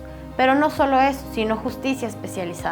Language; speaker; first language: Spanish; native; Spanish